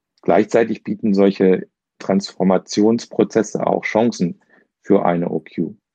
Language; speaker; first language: German; native; German